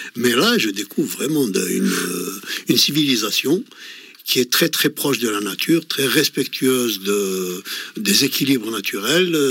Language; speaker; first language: French; non-native, local second language; Kabyle